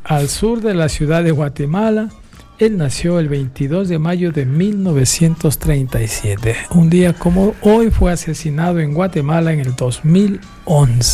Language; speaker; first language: Spanish; native; Spanish